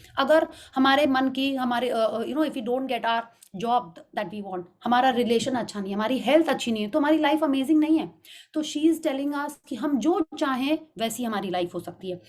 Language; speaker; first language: Hindi; native; Hindi